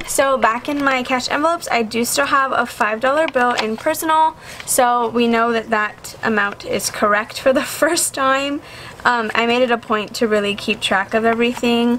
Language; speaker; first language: English; native; English